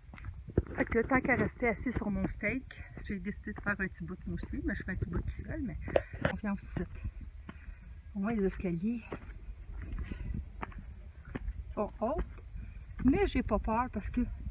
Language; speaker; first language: French; native; French